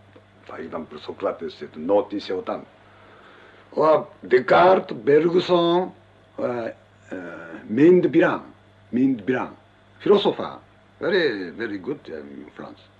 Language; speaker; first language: English; non-native, learner; Japanese